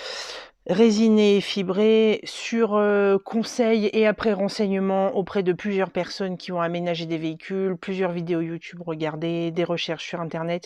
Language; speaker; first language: French; native; French